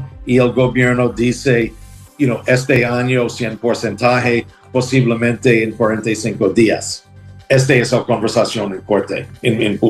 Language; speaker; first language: Spanish; non-native, learner; English